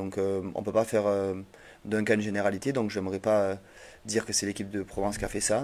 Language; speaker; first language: French; native; French